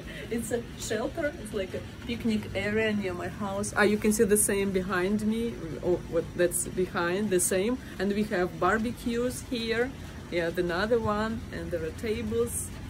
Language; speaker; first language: English; non-native, fluent; Russian